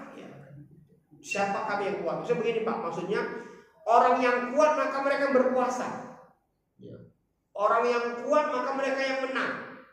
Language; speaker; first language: Indonesian; non-native, local second language; Batak Toba